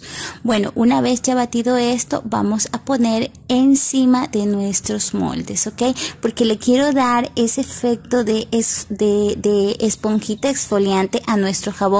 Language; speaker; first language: Spanish; native; Spanish